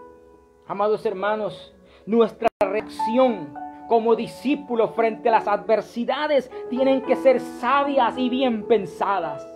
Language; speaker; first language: Spanish; non-native, local second language; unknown